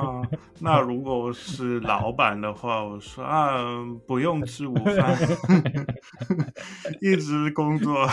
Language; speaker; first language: Chinese; non-native, learner; English